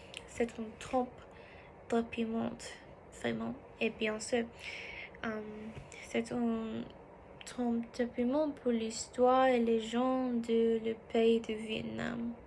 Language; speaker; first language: French; non-native, learner; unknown